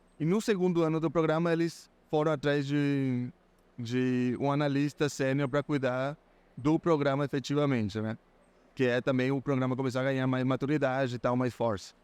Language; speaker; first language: Portuguese; non-native, fluent; Spanish